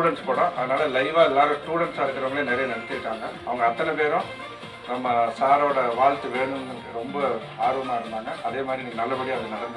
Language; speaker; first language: Tamil; native; Tamil